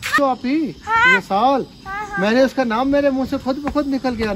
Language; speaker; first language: Urdu; native; Urdu